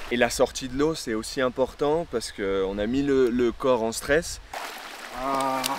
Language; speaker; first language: French; native; French